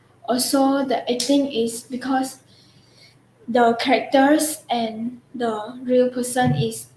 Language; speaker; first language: English; non-native, local second language; Chinese